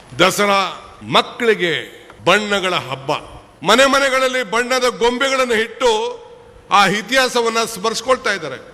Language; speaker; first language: Kannada; native; Kannada